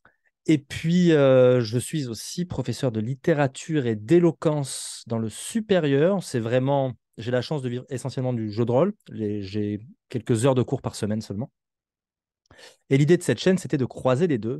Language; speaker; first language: French; native; French